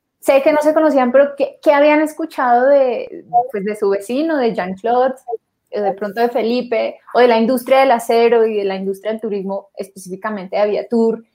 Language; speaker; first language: Spanish; native; Spanish